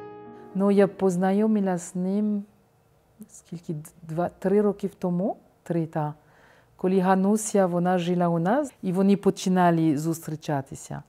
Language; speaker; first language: Ukrainian; non-native, fluent; French